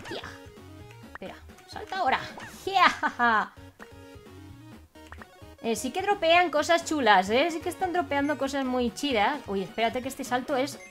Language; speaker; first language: Spanish; native; Spanish